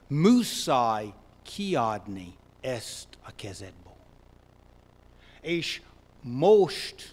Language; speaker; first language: Hungarian; non-native, fluent; English